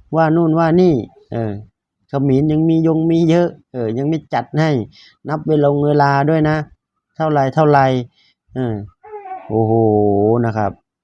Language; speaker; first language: Thai; native; Thai